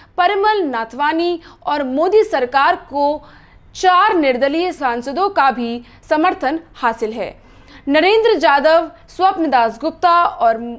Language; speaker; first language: Hindi; native; Hindi